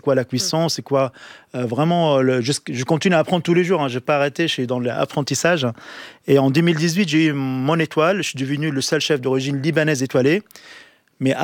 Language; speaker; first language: French; non-native, local second language; Arabic